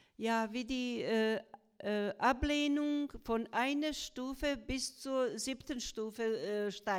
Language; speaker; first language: German; non-native, fluent; Croatian